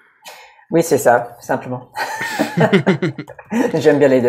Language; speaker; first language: French; non-native, learner; English